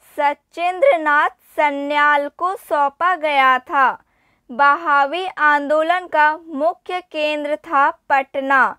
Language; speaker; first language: Hindi; native; Hindi